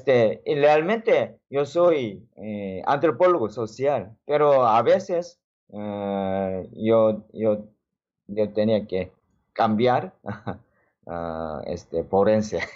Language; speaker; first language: Spanish; non-native, learner; Korean